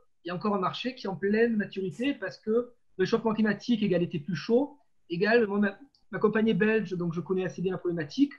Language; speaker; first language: French; native; French